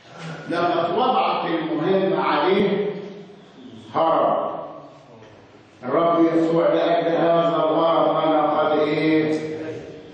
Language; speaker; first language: Arabic; native; Arabic